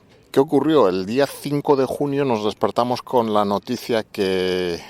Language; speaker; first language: Spanish; native; Spanish